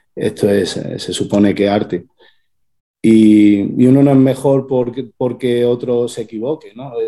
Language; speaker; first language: Spanish; native; Spanish